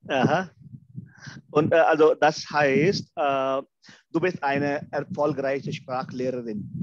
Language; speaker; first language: German; non-native, fluent; Hindi